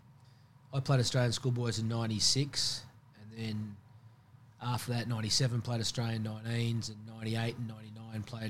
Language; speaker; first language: English; native; English